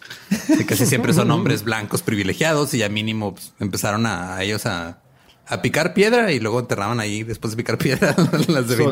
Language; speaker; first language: Spanish; native; Spanish